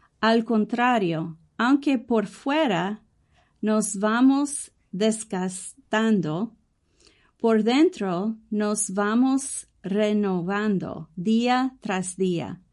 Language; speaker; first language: Spanish; early bilingual, heritage; English